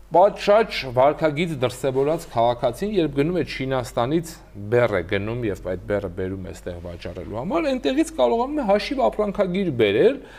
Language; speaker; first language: Armenian; native; Armenian